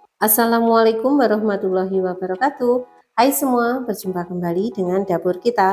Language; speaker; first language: Indonesian; native; Indonesian